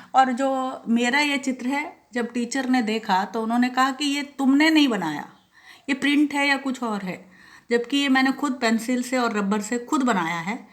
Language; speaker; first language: Hindi; non-native, local second language; Kannada